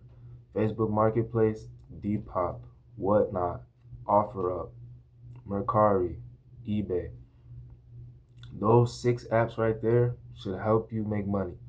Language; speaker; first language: English; native; English